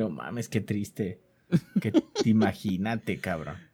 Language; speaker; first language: Spanish; native; Spanish